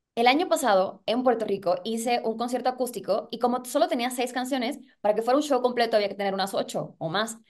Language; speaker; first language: Spanish; native; Spanish